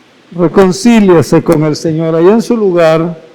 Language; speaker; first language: Spanish; native; Spanish